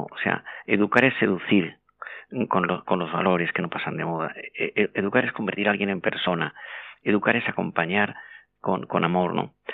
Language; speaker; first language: Spanish; native; Spanish